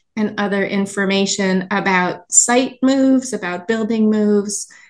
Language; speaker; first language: English; native; English